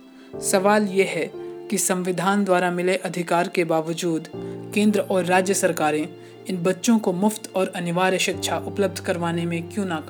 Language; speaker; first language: Hindi; native; Hindi